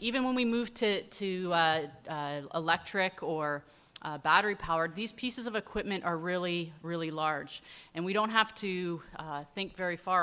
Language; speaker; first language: English; native; English